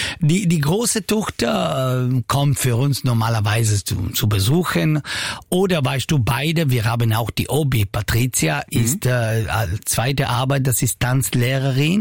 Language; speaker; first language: German; non-native, fluent; Italian